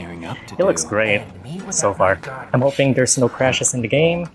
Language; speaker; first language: English; native; English